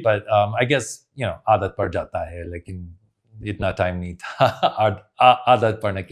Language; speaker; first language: Hindi; non-native, fluent; English